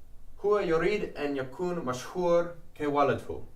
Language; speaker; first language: Arabic; non-native, learner; English